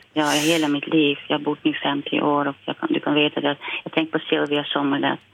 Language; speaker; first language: Swedish; non-native, fluent; Dutch